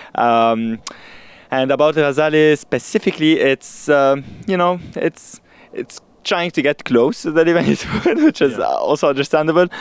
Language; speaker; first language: English; non-native, fluent; Arabic